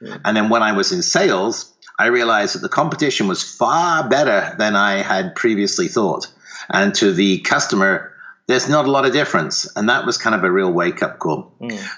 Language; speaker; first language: English; native; English